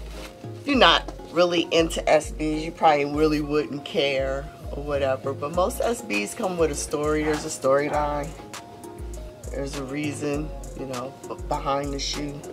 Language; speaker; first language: English; native; English